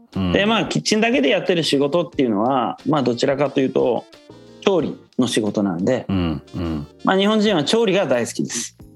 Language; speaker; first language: Japanese; native; Japanese